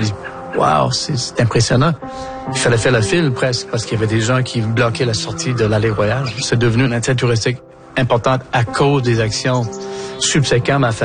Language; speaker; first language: French; native; French